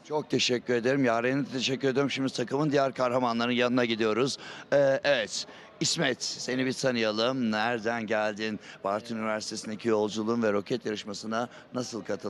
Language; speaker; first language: Turkish; native; Turkish